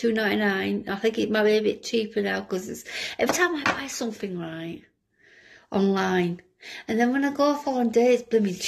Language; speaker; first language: English; native; English